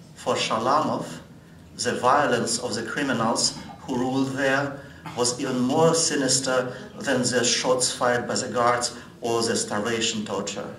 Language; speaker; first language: English; non-native, fluent; Russian